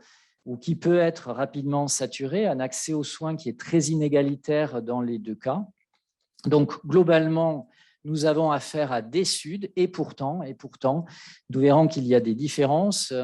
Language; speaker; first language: French; native; French